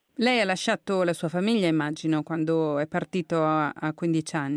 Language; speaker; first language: Italian; native; Italian